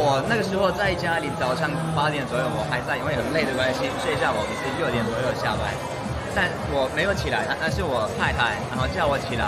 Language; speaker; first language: Chinese; non-native, fluent; Turkish